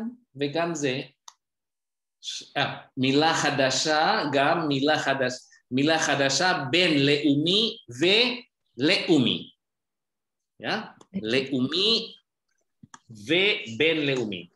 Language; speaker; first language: Hebrew; non-native, fluent; Indonesian